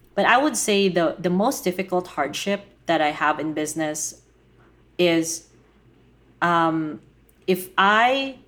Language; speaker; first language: English; non-native, local second language; Filipino